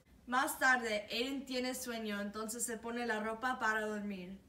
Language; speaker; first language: Spanish; non-native, learner; English